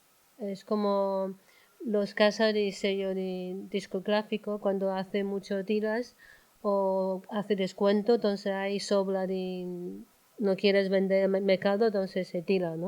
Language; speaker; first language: Spanish; non-native, learner; Chinese